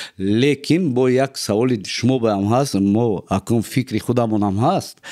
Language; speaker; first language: Tajik; non-native, local second language; Uzbek